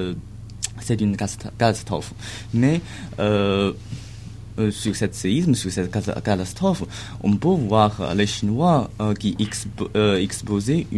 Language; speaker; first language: French; non-native, learner; Chinese